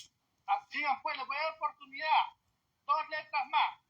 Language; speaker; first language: Spanish; native; Spanish